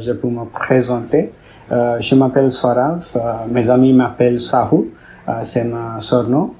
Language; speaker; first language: French; non-native, learner; Odia